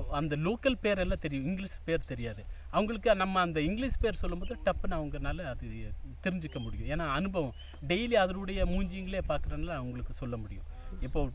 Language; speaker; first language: Tamil; non-native, local second language; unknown